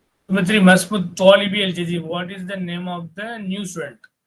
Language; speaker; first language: English; non-native, local second language; Tamil